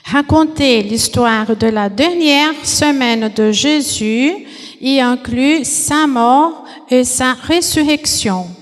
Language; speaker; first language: French; non-native, fluent; Portuguese